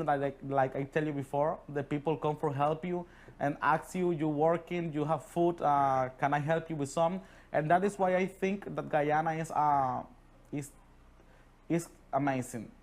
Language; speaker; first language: English; non-native, learner; Spanish